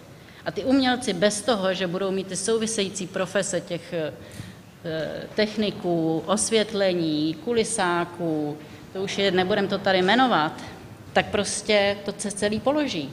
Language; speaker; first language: Czech; native; Czech